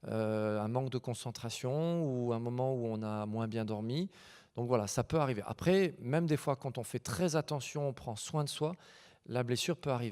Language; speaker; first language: French; native; French